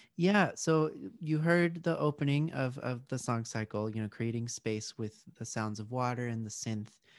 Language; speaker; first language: English; early bilingual, other home language; Spanish